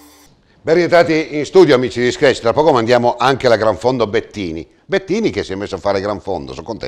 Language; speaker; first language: Italian; native; Italian